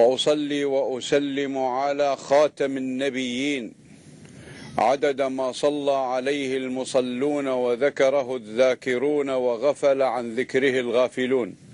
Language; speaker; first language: Arabic; native; Arabic